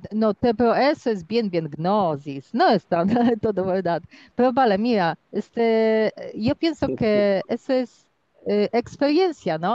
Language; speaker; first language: Spanish; non-native, learner; Polish